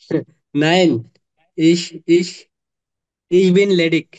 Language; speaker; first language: German; non-native, learner; Bangla